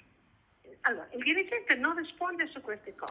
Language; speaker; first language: Italian; native; Italian